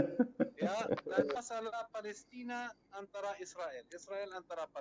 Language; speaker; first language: Indonesian; non-native, fluent; Arabic